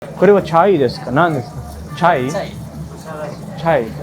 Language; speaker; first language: Japanese; non-native, learner; Telugu